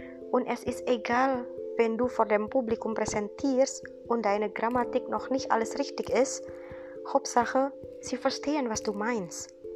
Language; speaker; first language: German; non-native, fluent; Indonesian